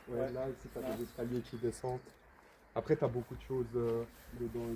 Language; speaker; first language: French; native; French